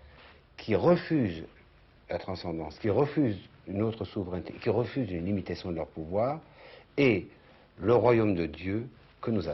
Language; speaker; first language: French; native; French